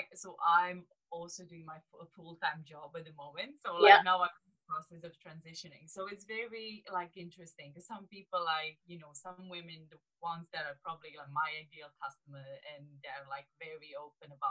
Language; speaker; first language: English; non-native, fluent; Romanian